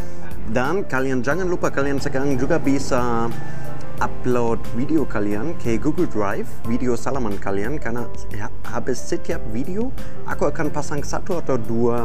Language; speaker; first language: Indonesian; non-native, fluent; German